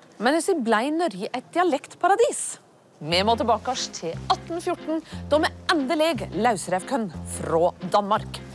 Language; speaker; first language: Norwegian; native; Norwegian